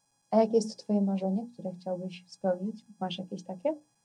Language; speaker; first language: Polish; native; Polish